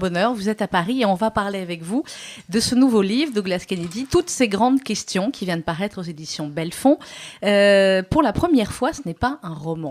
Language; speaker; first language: French; native; French